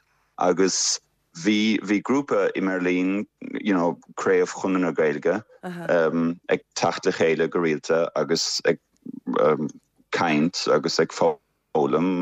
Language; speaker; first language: Irish; non-native, fluent; German